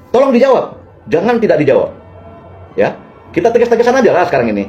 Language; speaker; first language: Indonesian; native; Indonesian